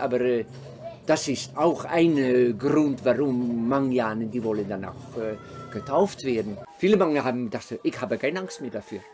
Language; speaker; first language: German; non-native, fluent; Dutch